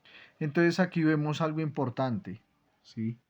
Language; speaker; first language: Spanish; native; Spanish